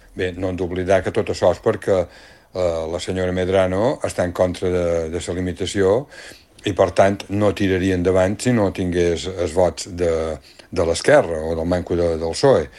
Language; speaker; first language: Catalan; native; Catalan